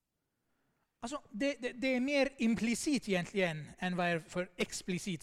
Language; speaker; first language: Swedish; non-native, fluent; Armenian